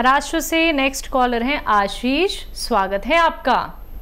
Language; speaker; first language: Hindi; native; Hindi